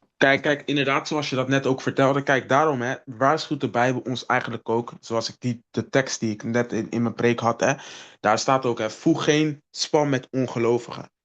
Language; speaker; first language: Dutch; non-native, local second language; Papiamento